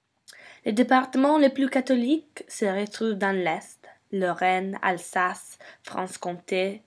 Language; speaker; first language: French; non-native, learner; English